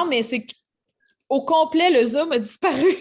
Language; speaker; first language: French; native; French